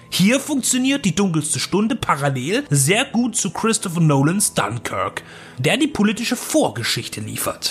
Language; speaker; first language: German; native; German